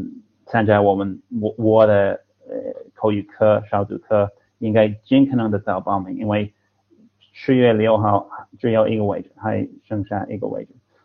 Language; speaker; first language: Chinese; non-native, fluent; English